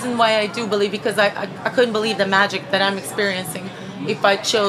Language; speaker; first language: English; non-native, fluent; Bosnian